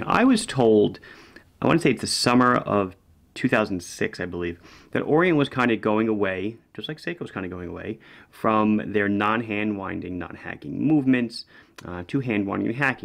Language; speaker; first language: English; native; English